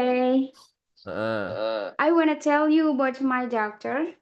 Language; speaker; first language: English; non-native, learner; Indonesian